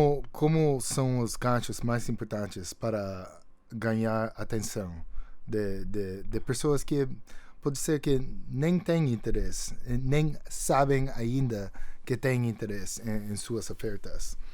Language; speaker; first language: Portuguese; non-native, fluent; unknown